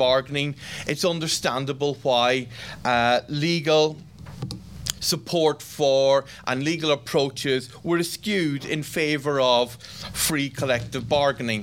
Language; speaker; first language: English; native; English